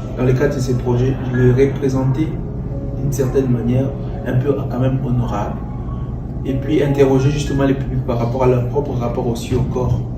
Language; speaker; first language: French; non-native, local second language; Lingala